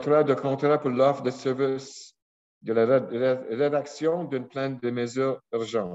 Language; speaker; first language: French; non-native, local second language; English